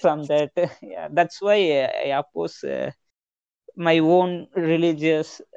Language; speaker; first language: English; non-native, local second language; Tamil